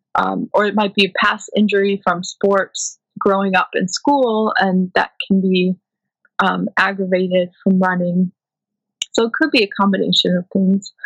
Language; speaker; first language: English; native; English